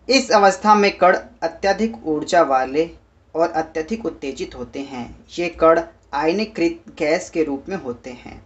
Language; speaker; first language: Hindi; native; Hindi